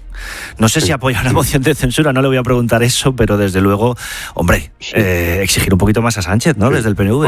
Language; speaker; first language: Spanish; native; Spanish